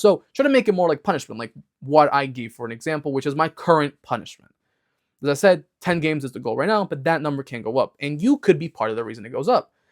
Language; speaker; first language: English; native; English